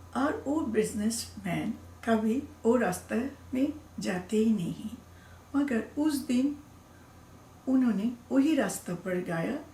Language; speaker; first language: Hindi; non-native, learner; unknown